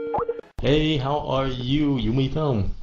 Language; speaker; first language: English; non-native, fluent; Vietnamese